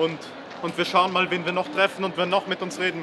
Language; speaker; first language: German; native; German